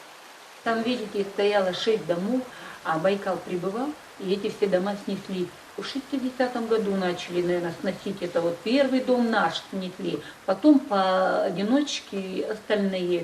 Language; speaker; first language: Russian; native; Russian